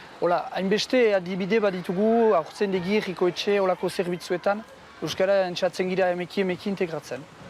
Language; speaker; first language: Basque; native; Basque